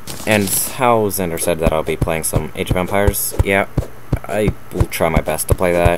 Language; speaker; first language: English; native; English